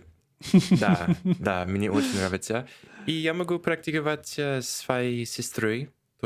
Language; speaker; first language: Russian; non-native, learner; English